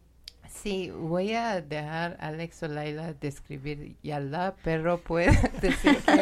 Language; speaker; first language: Spanish; non-native, learner; Persian